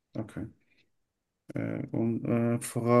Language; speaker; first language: German; non-native, learner; Turkish